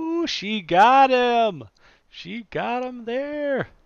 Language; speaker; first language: English; native; English